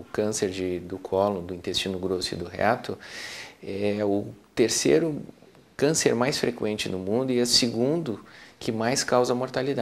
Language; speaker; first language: Portuguese; native; Portuguese